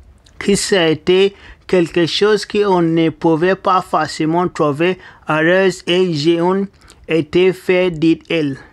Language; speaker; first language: French; non-native, learner; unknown